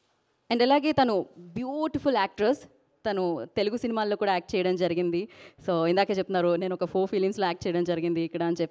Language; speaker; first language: Telugu; native; Telugu